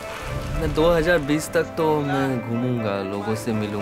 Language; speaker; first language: Hindi; non-native, local second language; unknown